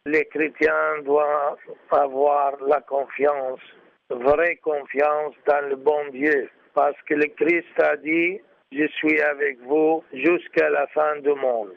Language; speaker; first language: French; non-native, learner; Arabic